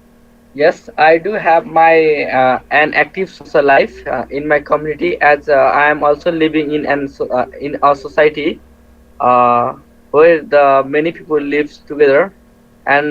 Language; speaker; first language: English; non-native, learner; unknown